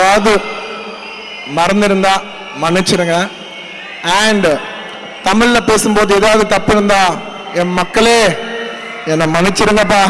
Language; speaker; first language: Tamil; non-native, local second language; Telugu